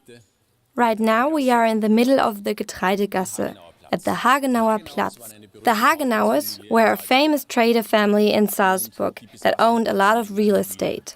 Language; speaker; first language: English; non-native, fluent; German